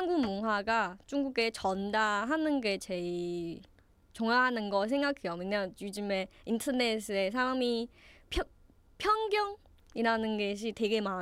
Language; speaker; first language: Korean; non-native, learner; Chinese